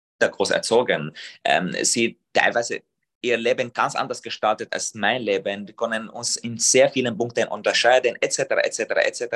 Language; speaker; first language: German; non-native, fluent; Arabic